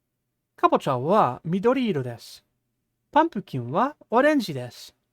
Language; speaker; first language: Japanese; non-native, fluent; English